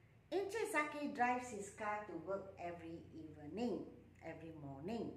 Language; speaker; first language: English; non-native, local second language; Malay